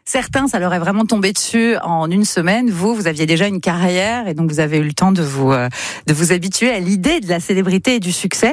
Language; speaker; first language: French; native; French